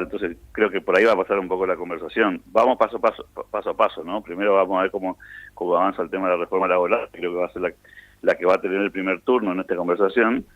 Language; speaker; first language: Spanish; native; Spanish